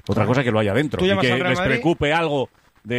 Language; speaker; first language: Spanish; native; Spanish